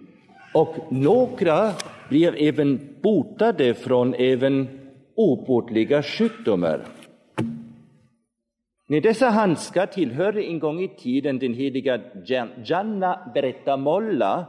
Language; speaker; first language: Swedish; non-native, fluent; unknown